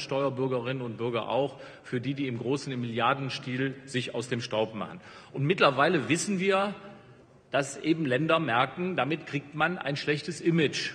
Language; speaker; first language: German; native; German